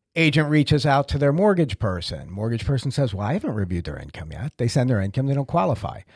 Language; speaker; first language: English; native; English